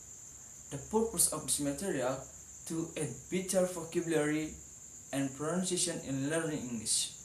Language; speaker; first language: English; non-native, learner; Indonesian